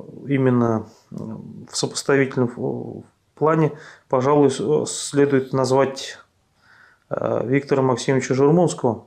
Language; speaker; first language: Russian; native; Russian